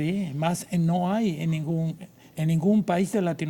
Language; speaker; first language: Portuguese; non-native, learner; Spanish